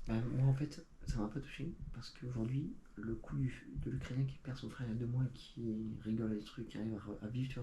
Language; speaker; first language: French; native; French